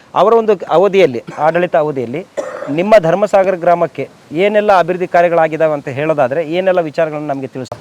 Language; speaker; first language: Kannada; native; Kannada